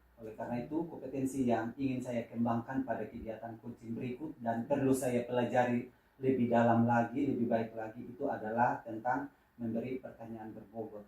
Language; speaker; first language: Indonesian; non-native, local second language; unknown